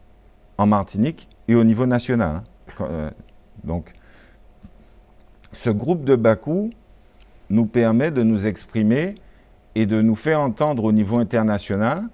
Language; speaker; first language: French; native; French